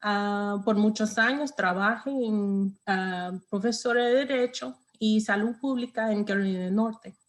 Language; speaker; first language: Spanish; non-native, learner; English